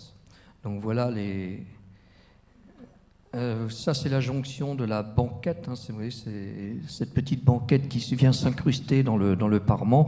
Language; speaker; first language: French; native; French